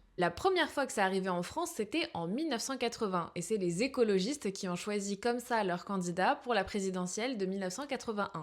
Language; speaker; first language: French; native; French